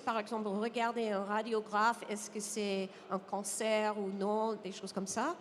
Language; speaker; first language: French; non-native, fluent; English